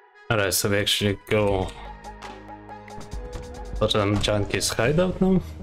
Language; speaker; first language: English; non-native, learner; Russian